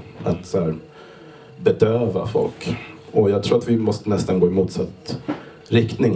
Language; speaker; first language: Swedish; native; Swedish